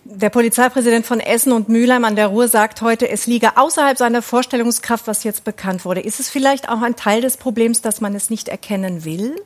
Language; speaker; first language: German; native; German